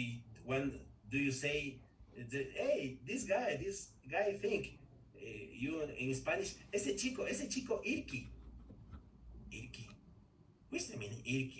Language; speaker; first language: English; non-native, learner; Spanish